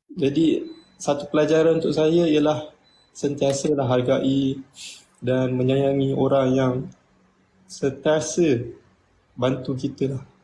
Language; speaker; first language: Malay; native; Malay